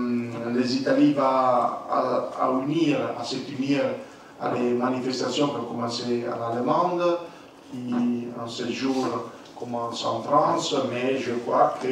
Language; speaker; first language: French; non-native, learner; Italian